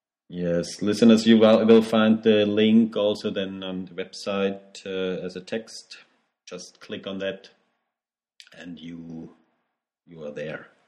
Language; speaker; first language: English; non-native, learner; German